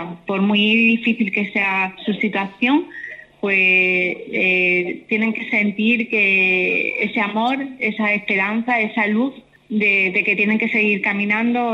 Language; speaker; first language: Spanish; native; Spanish